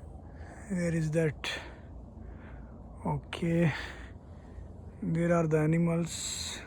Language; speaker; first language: English; non-native, learner; Urdu